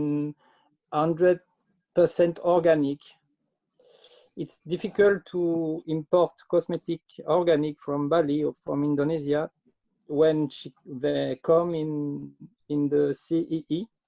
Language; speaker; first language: English; non-native, learner; French